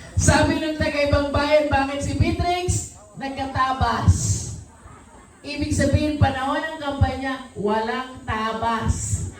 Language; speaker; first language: Filipino; native; Filipino